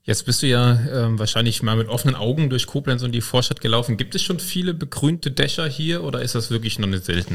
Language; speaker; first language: German; native; German